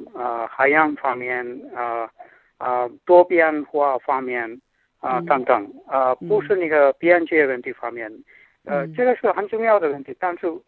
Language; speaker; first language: Chinese; non-native, fluent; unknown